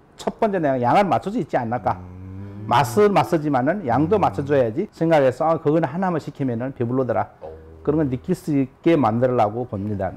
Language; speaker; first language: Korean; non-native, fluent; Nepali